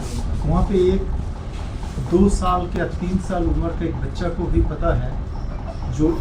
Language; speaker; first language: Hindi; non-native, local second language; Bangla